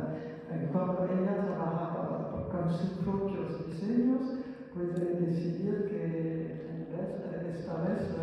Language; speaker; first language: Spanish; non-native, fluent; French